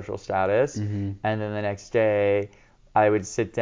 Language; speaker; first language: English; native; English